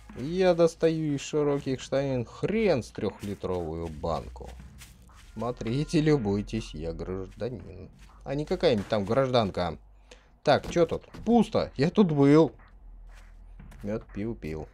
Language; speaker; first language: Russian; native; Russian